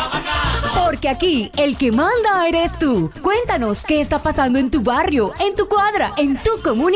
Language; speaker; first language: Spanish; native; Spanish